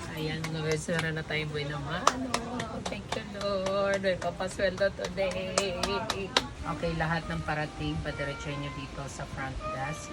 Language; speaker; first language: Filipino; non-native, local second language; Waray